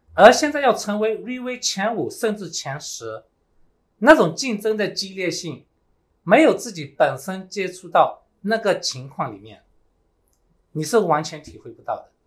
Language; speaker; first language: Chinese; early bilingual, heritage; Chinese